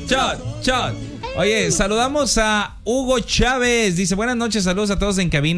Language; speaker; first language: Spanish; native; Spanish